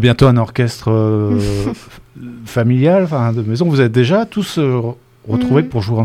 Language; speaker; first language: French; native; French